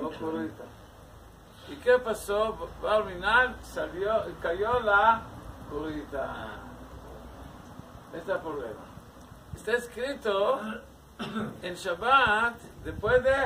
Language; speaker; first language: Spanish; non-native, learner; Hebrew